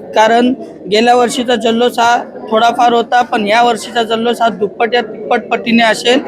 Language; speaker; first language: Marathi; non-native, local second language; Hindi